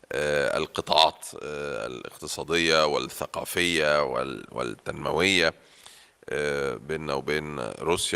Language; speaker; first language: Arabic; native; Arabic